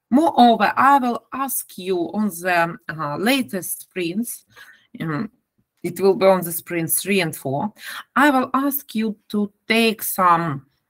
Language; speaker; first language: English; non-native, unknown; Ukrainian